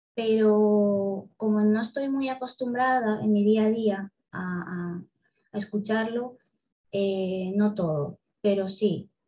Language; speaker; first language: Spanish; early bilingual, other home language; Russian